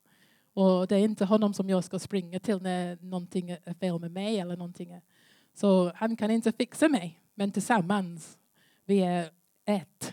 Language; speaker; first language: Swedish; non-native, learner; English